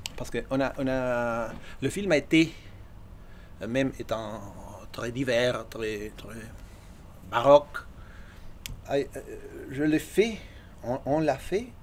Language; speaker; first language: French; non-native, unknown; Spanish